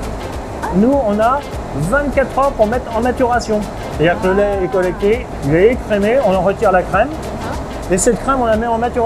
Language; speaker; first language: French; native; French